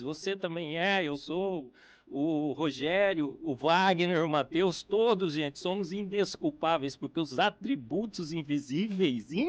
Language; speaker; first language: Portuguese; native; Portuguese